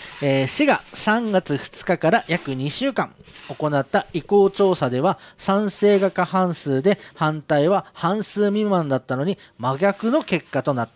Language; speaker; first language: Japanese; native; Japanese